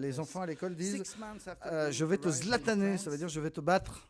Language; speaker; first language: French; native; French